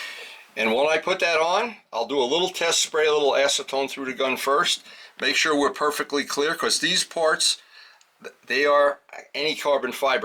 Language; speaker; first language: English; native; English